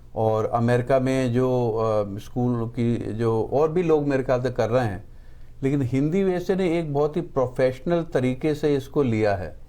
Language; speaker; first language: Hindi; native; Hindi